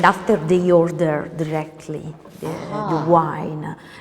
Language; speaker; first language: English; non-native, learner; Italian